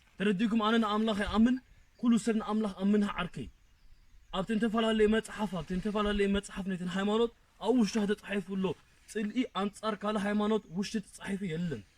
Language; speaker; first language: Tigrinya; early bilingual, heritage; Tigrinya